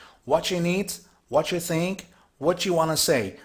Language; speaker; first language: English; non-native, fluent; Turkish